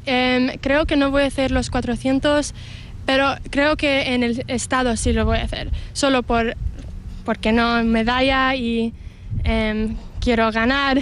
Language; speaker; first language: Spanish; early bilingual, heritage; English